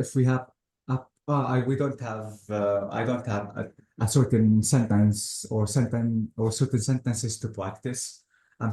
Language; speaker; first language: English; non-native, fluent; Arabic